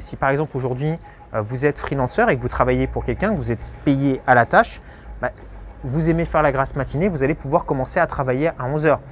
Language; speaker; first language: French; native; French